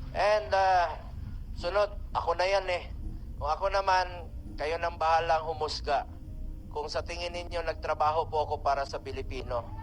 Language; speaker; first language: Filipino; non-native, local second language; Cebuano